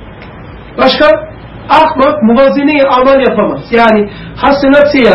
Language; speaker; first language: Turkish; native; Turkish